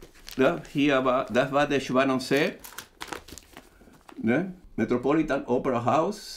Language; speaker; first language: German; non-native, fluent; Spanish